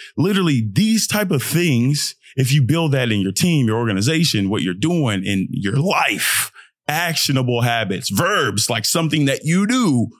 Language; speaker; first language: English; early bilingual, other home language; Yoruba